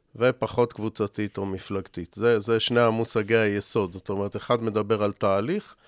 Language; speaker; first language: Hebrew; native; Hebrew